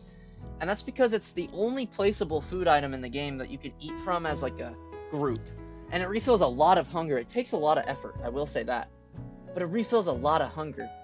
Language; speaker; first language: English; native; English